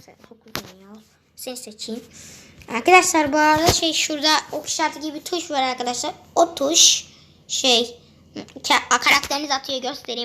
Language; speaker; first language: Turkish; native; Turkish